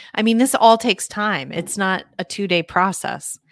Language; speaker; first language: English; native; English